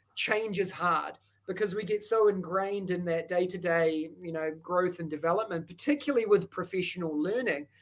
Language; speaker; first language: English; native; English